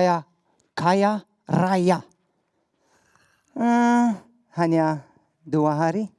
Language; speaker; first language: Indonesian; non-native, learner; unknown